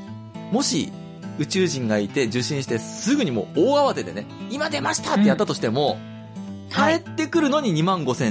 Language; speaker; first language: Japanese; native; Japanese